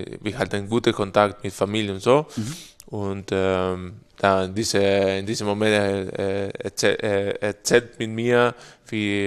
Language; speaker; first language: German; non-native, fluent; Spanish